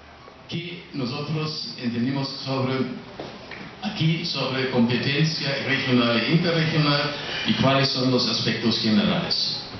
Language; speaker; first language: Spanish; non-native, fluent; German